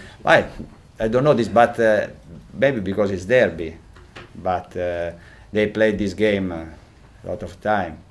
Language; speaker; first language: English; non-native, fluent; Italian